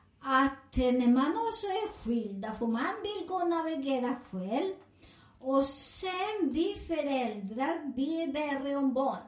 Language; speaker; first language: Swedish; non-native, fluent; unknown